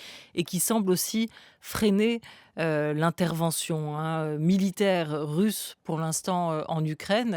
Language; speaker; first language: French; native; French